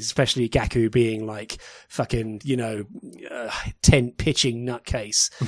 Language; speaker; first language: English; native; English